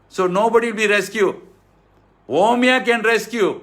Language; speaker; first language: English; non-native, local second language; Tamil